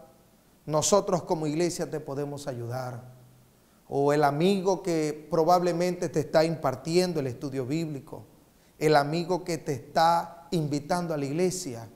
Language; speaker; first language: Spanish; native; Spanish